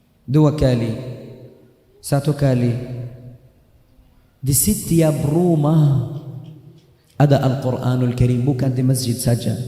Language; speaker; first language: Indonesian; non-native, fluent; Arabic